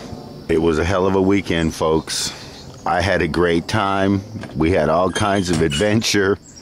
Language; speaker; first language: English; native; English